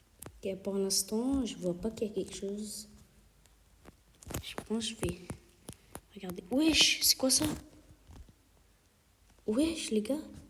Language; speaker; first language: French; native; French